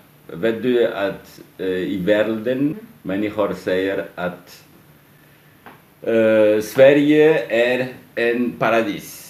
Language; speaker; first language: Swedish; non-native, learner; French